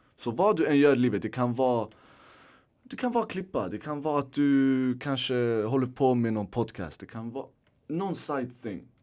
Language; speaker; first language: Swedish; native; Swedish